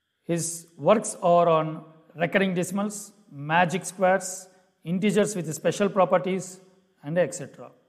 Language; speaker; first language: English; non-native, local second language; Telugu